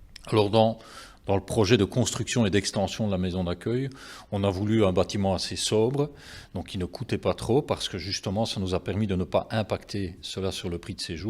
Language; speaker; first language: French; native; French